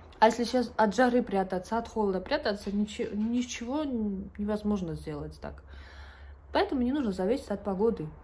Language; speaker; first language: Russian; non-native, local second language; Georgian